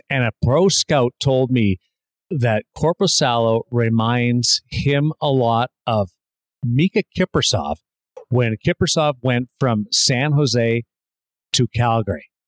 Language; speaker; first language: English; native; English